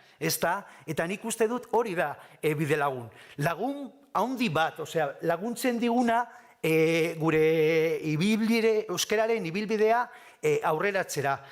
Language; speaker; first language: Basque; non-native, local second language; Spanish